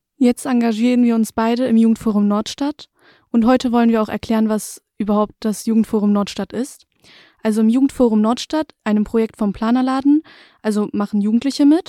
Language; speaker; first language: German; native; German